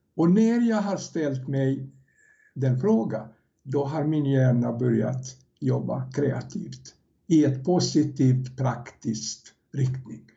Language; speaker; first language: Swedish; non-native, fluent; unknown